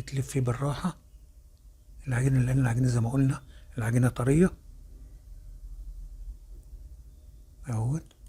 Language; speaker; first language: Arabic; native; Arabic